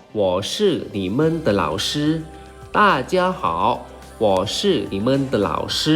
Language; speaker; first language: Chinese; non-native, fluent; Thai